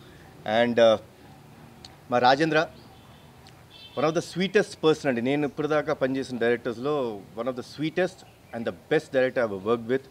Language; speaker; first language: Telugu; native; Telugu